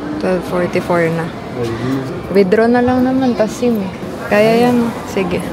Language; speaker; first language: Filipino; native; Filipino